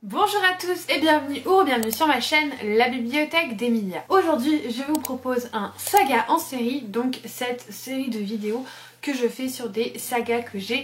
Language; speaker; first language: French; native; French